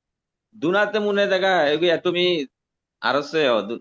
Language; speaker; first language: Korean; non-native, learner; Bangla